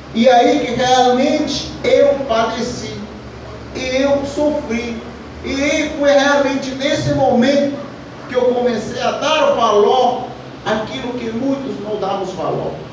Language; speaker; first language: Portuguese; non-native, fluent; Spanish